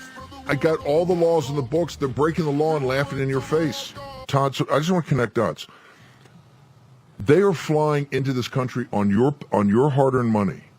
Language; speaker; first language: English; native; English